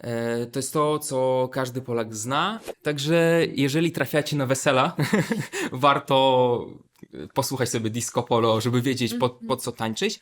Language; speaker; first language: Polish; non-native, fluent; Belarusian